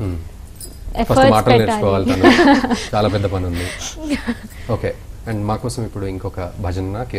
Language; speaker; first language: Telugu; native; Telugu